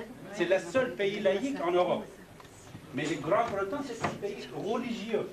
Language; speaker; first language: French; non-native, fluent; Persian